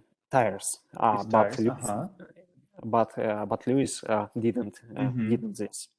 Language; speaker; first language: English; non-native, learner; Russian